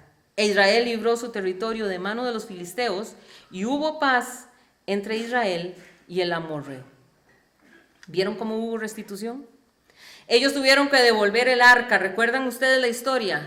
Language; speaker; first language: Spanish; native; Spanish